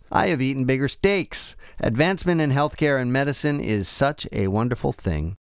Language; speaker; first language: English; native; English